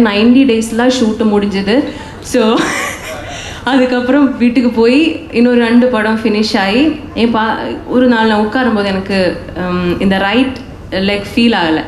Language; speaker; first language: Tamil; non-native, learner; Malayalam